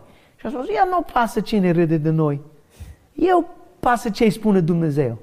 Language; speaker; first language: Romanian; non-native, learner; English